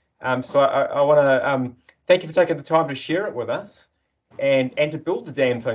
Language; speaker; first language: English; native; English